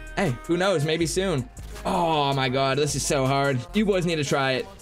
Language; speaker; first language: English; native; English